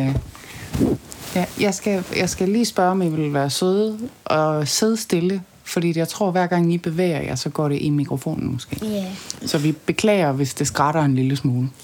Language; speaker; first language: Danish; native; Danish